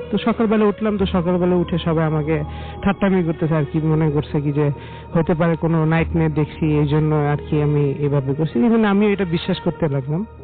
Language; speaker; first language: Bangla; early bilingual, heritage; Bangla